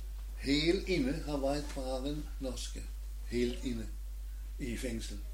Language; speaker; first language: Danish; non-native, learner; German